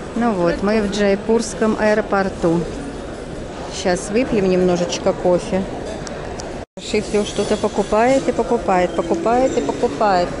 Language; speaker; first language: Russian; native; Russian